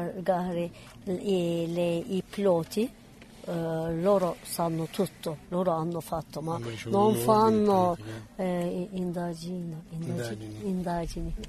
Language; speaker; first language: Italian; non-native, learner; Kurdish